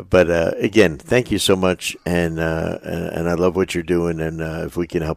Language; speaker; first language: English; native; English